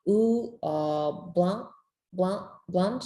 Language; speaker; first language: French; non-native, learner; English